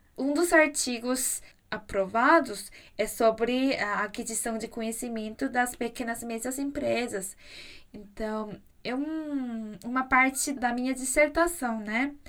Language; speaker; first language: Portuguese; non-native, fluent; Korean